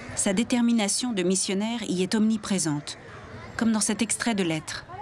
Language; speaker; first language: French; native; French